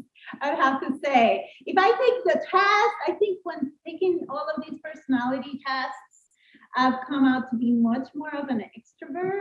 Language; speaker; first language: English; non-native, fluent; Spanish